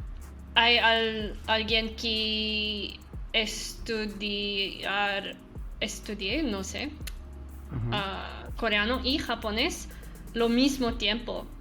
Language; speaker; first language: Spanish; non-native, learner; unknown